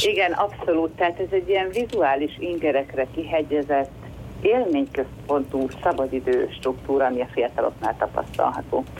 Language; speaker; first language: Hungarian; native; Hungarian